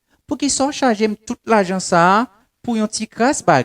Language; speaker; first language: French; non-native, local second language; Haitian Creole